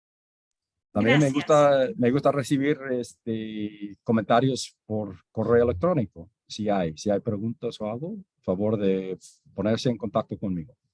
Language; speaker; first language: Spanish; non-native, fluent; English